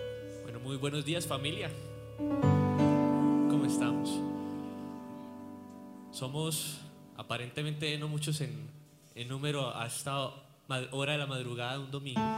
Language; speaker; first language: Spanish; native; Spanish